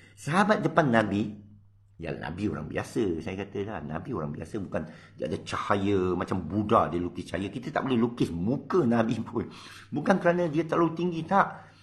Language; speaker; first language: Malay; non-native, local second language; Min Nan Chinese